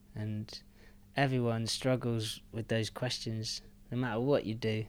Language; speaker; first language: English; native; English